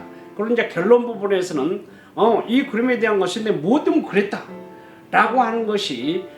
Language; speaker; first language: Korean; native; Korean